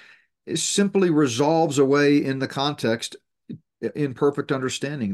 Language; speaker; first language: English; native; English